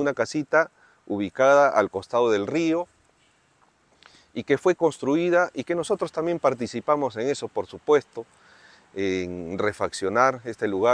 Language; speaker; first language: Spanish; native; Spanish